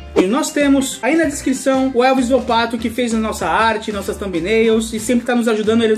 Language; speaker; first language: Portuguese; native; Portuguese